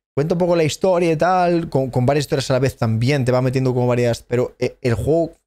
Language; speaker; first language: Spanish; native; Spanish